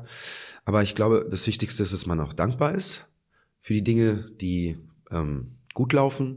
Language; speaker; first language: German; native; German